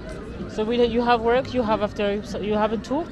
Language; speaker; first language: English; non-native, learner; French